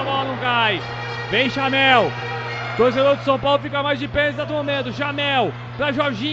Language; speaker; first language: Portuguese; native; Portuguese